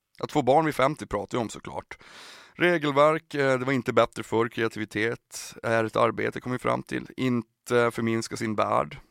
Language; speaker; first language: Swedish; native; Swedish